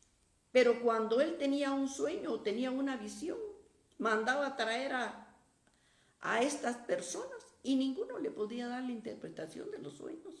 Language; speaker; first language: Spanish; native; Spanish